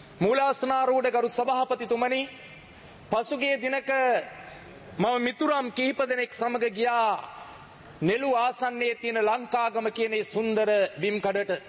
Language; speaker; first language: Sinhala; native; Sinhala